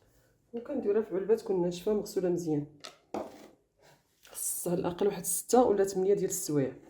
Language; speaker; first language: Arabic; native; Arabic